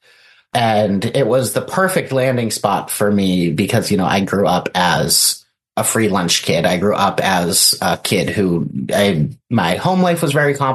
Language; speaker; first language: English; native; English